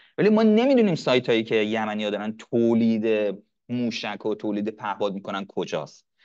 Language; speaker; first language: Persian; non-native, local second language; Arabic